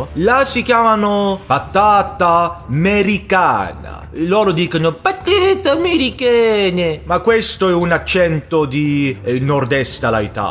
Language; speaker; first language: Italian; non-native, learner; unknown